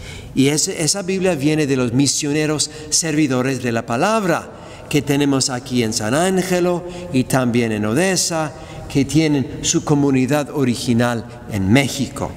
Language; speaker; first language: Spanish; non-native, fluent; English